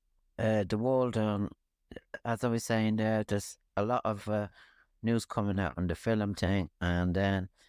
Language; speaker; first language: English; native; English